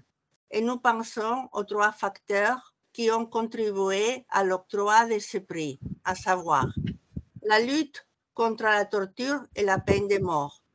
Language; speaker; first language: French; non-native, fluent; Catalan